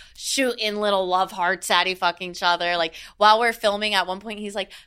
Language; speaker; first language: English; native; English